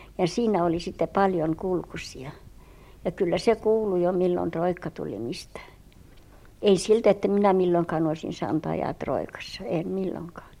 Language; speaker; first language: Finnish; early bilingual, heritage; Finnish